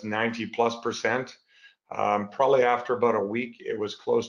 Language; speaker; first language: English; native; English